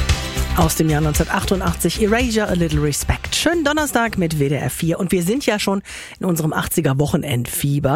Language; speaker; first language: German; native; German